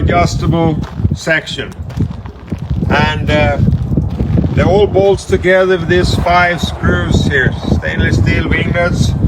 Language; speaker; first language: English; non-native, fluent; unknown